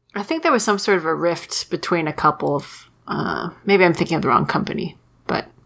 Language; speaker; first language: English; early bilingual, other home language; Chinese